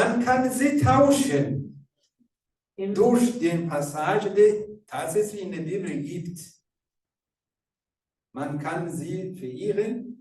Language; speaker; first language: German; non-native, fluent; Rundi